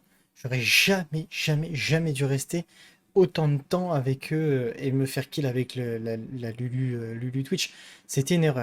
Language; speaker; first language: French; native; French